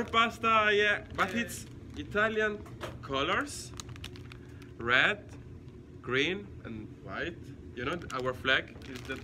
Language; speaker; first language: English; non-native, learner; Italian